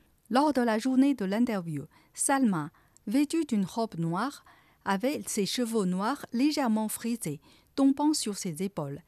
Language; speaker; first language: French; non-native, fluent; Chinese